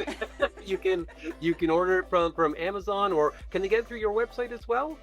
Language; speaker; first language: English; native; English